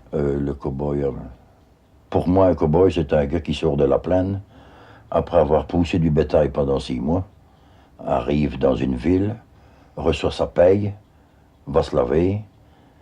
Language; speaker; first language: French; native; French